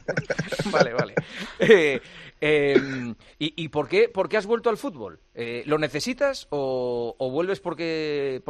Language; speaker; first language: Spanish; native; Spanish